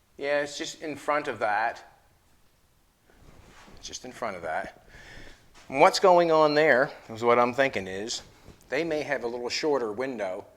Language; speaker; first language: English; native; English